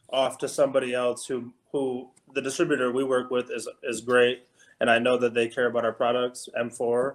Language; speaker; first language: English; native; English